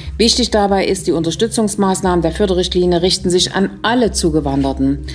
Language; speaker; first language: German; native; German